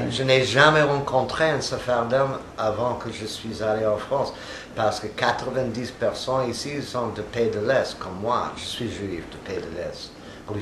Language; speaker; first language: French; non-native, fluent; English